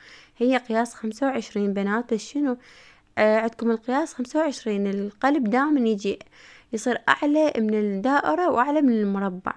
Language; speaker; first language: Arabic; native; Arabic